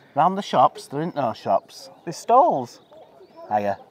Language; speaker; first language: English; native; English